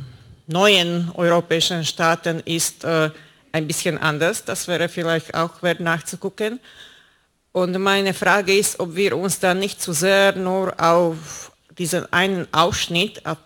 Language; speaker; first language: German; non-native, fluent; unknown